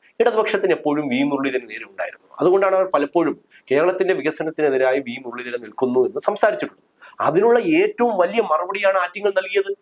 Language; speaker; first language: Malayalam; native; Malayalam